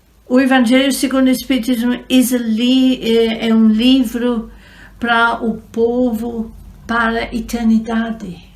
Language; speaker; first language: Portuguese; non-native, fluent; English